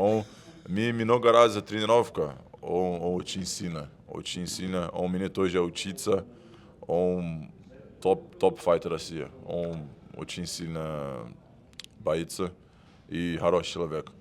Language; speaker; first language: Russian; non-native, learner; Portuguese